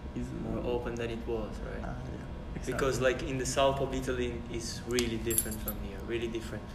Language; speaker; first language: English; non-native, fluent; Italian